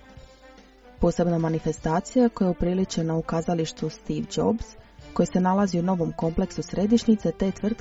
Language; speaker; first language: Croatian; native; Croatian